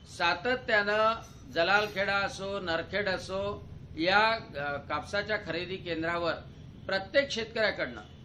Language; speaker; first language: Marathi; native; Marathi